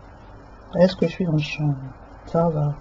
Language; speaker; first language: French; native; French